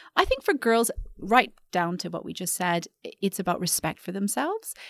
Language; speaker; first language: English; native; English